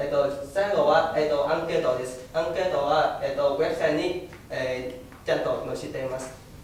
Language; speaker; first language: Japanese; non-native, learner; Vietnamese